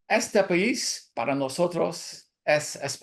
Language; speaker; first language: Spanish; non-native, learner; Dutch